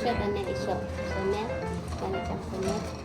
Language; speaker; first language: Japanese; non-native, fluent; Filipino